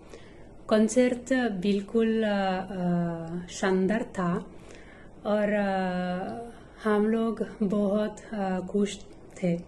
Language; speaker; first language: Hindi; non-native, learner; Italian